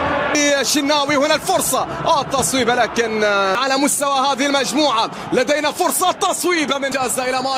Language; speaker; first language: Arabic; native; Arabic